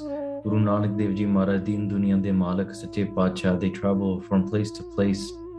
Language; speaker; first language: English; early bilingual, other home language; Punjabi